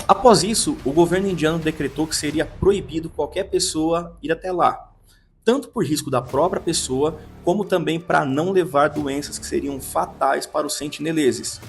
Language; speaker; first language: Portuguese; native; Portuguese